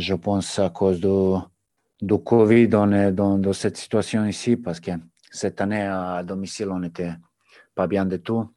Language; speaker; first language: French; non-native, learner; Serbian